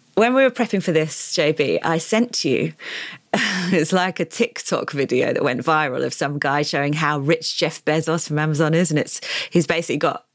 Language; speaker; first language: English; native; English